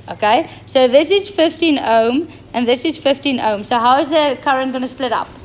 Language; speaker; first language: English; non-native, local second language; Afrikaans